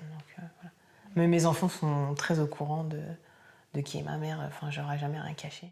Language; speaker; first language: French; native; French